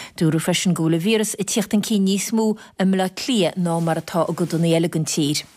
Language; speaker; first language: Irish; native; Irish